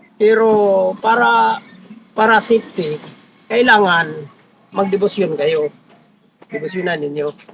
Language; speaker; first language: Filipino; non-native, local second language; Cebuano